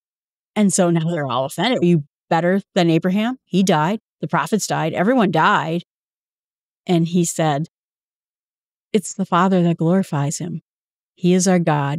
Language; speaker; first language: English; native; English